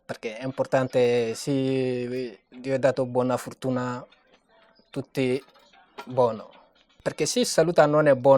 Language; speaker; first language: Italian; non-native, learner; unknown